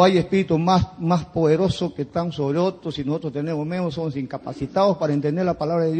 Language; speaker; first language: Spanish; native; Spanish